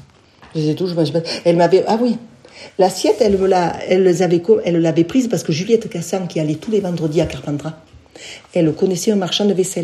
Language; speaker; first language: French; native; French